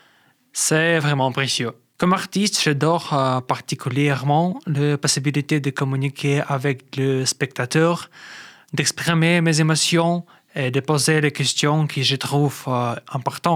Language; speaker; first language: French; non-native, learner; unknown